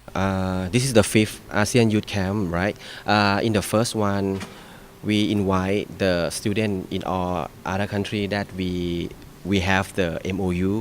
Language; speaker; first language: English; non-native, fluent; Thai